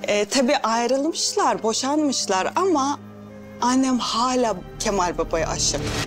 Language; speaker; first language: Turkish; non-native, fluent; Russian